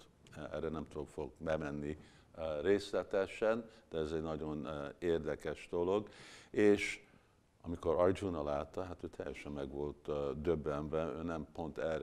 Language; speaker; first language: Hungarian; early bilingual, heritage; Hungarian